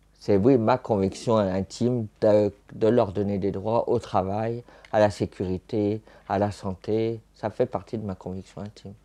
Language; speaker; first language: French; native; French